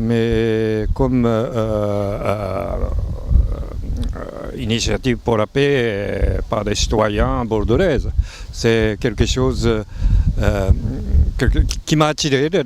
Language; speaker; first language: French; non-native, fluent; Japanese